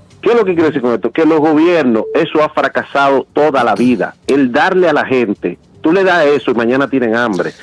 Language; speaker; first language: Spanish; native; Spanish